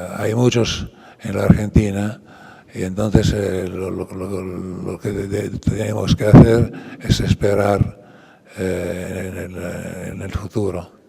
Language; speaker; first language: Spanish; non-native, fluent; Italian